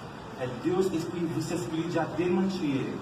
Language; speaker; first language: Portuguese; non-native, learner; Haitian Creole